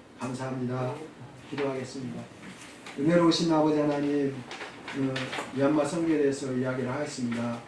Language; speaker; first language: Korean; native; Korean